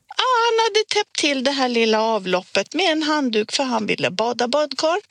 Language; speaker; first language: Swedish; native; Swedish